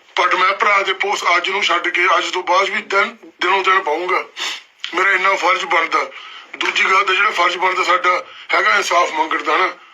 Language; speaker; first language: Punjabi; early bilingual, heritage; Punjabi